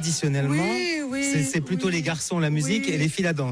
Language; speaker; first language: French; native; French